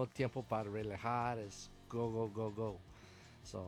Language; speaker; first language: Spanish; non-native, learner; English